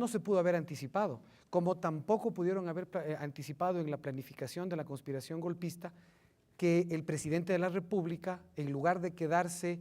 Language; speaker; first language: Spanish; native; Spanish